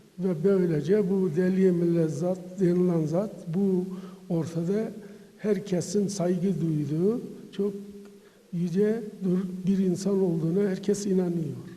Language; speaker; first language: Turkish; native; Turkish